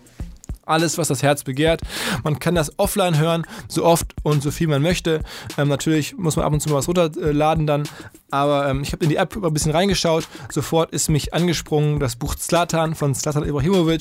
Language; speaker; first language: German; native; German